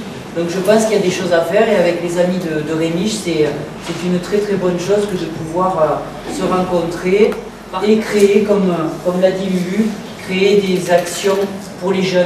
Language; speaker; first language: French; native; French